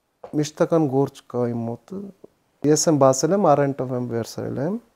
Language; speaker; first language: Armenian; non-native, learner; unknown